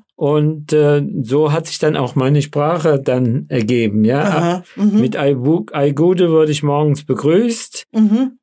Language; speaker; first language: German; non-native, local second language; Yiddish